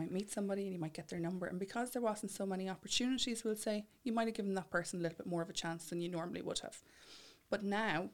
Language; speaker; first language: English; native; English